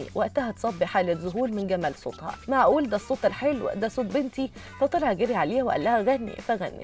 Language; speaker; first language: Arabic; native; Arabic